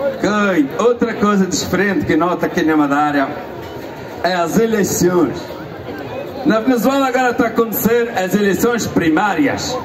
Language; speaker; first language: Portuguese; early bilingual, heritage; Portuguese